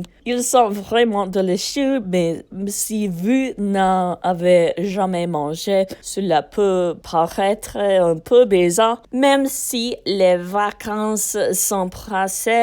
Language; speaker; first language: French; non-native, learner; English